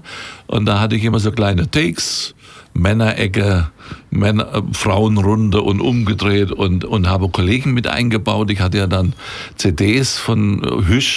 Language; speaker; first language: German; native; German